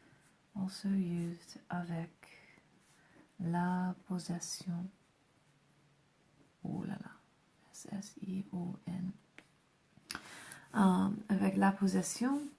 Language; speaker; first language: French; non-native, fluent; English